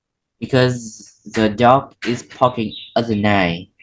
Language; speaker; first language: English; non-native, learner; Vietnamese